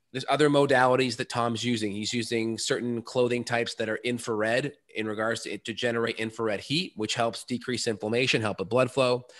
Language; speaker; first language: English; native; English